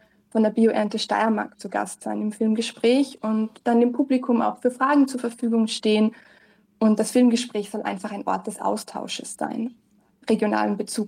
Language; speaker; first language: German; native; German